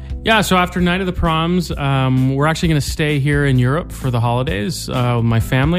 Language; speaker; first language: English; native; English